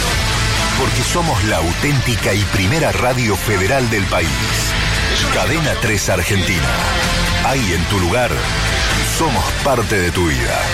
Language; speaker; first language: Spanish; native; Spanish